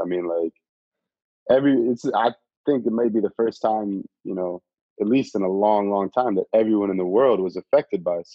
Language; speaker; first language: English; native; English